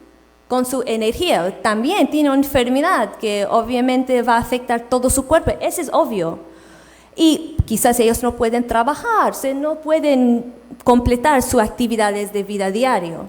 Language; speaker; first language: Spanish; non-native, fluent; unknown